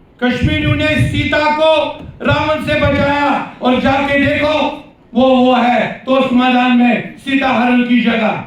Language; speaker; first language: Urdu; non-native, local second language; Kashmiri